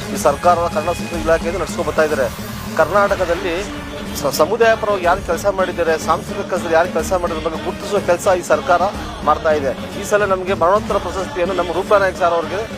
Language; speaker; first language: Kannada; non-native, local second language; Lambadi